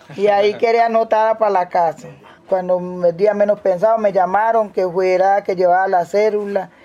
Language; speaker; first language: Spanish; native; Spanish